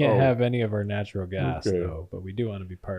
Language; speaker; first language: English; native; English